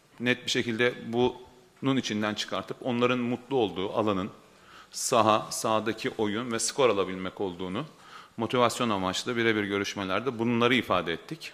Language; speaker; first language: Turkish; native; Turkish